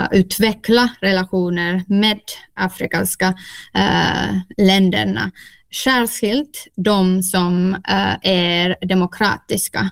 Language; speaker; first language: Swedish; non-native, local second language; Finnish